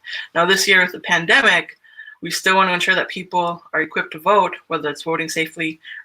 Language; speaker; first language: English; native; English